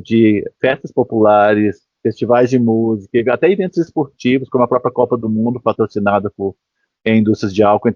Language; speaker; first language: Portuguese; native; Portuguese